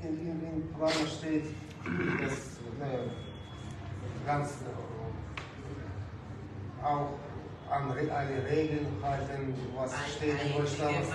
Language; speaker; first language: German; non-native, learner; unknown